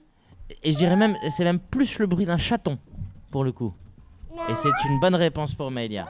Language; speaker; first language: French; native; French